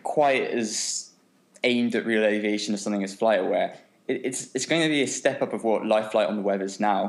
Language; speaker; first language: English; native; English